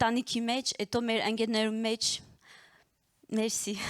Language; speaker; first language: Armenian; early bilingual, heritage; Armenian